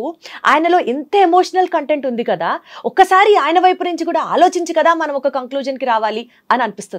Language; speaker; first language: Telugu; native; Telugu